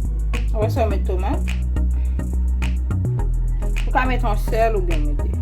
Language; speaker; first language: French; non-native, local second language; Haitian Creole